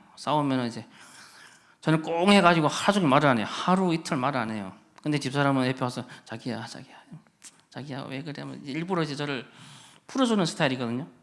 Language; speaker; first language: Korean; native; Korean